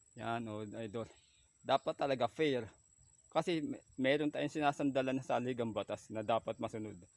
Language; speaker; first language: Filipino; native; Filipino